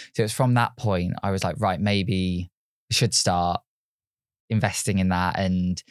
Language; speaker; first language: English; native; English